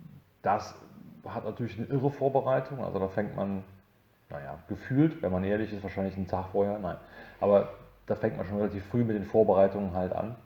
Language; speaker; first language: German; native; German